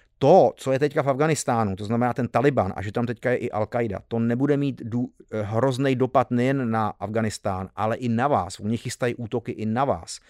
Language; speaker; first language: Czech; early bilingual, heritage; Czech